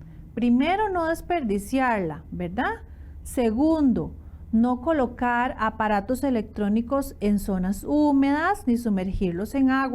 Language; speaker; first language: Spanish; native; Spanish